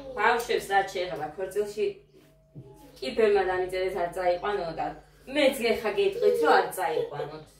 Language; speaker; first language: Georgian; native; Georgian